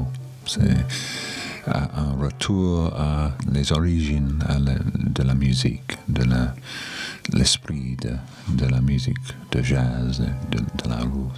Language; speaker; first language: French; non-native, learner; English